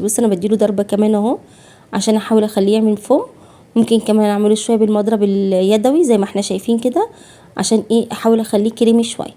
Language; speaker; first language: Arabic; native; Arabic